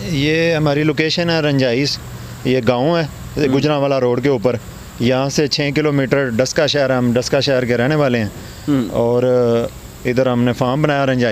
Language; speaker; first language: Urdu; non-native, local second language; Punjabi